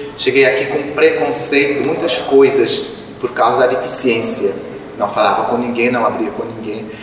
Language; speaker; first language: Portuguese; non-native, local second language; Kabuverdianu